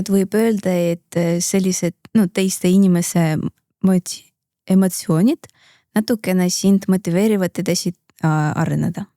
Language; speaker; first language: Estonian; non-native, local second language; Russian